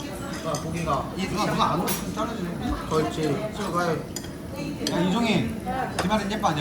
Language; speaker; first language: Korean; native; Korean